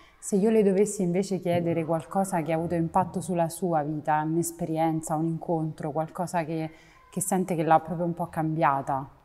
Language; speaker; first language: Italian; native; Italian